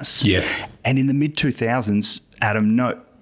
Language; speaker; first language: English; native; English